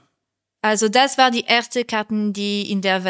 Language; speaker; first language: German; non-native, learner; French